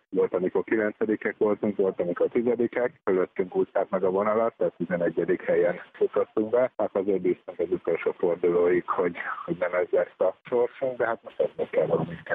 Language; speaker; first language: Hungarian; native; Hungarian